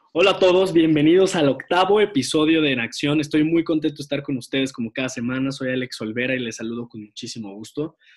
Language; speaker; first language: Spanish; native; Spanish